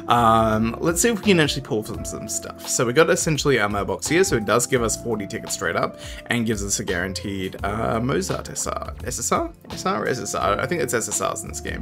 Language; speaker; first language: English; native; English